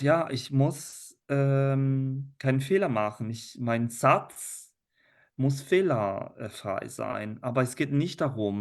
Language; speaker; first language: German; non-native, fluent; Italian